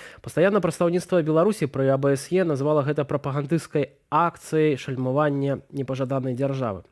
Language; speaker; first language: Belarusian; native; Belarusian